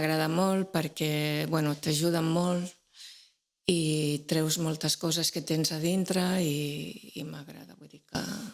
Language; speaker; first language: Catalan; non-native, local second language; Spanish